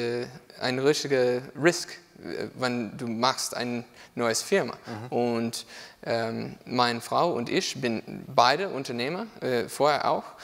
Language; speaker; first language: German; non-native, learner; English